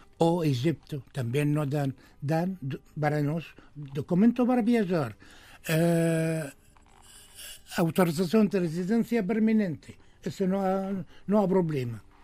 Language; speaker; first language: Portuguese; non-native, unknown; Arabic